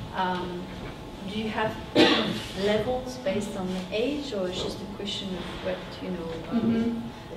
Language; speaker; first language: English; native; English